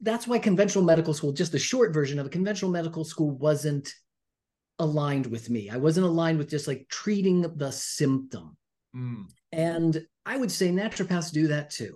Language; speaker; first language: English; native; English